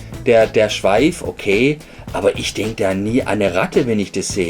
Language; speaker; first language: German; native; German